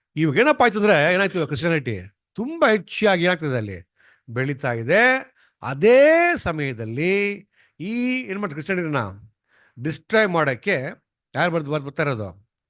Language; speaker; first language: Kannada; non-native, local second language; Tamil